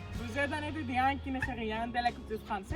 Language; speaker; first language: French; non-native, learner; Greek